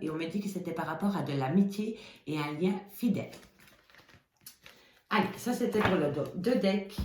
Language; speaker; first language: French; native; French